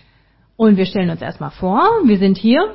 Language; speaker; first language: German; native; German